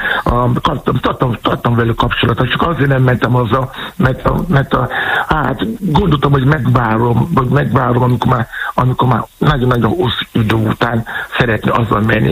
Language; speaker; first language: Hungarian; non-native, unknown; Yoruba